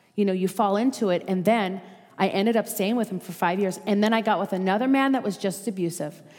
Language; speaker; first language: English; native; English